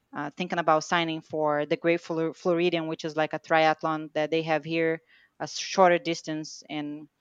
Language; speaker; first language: English; non-native, fluent; Portuguese